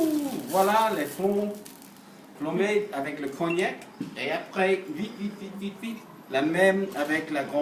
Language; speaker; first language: French; non-native, learner; English